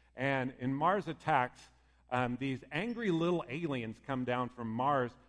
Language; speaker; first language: English; native; English